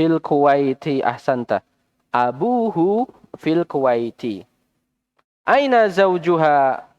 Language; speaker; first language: Arabic; non-native, fluent; Indonesian